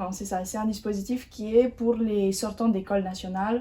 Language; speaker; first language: French; native; French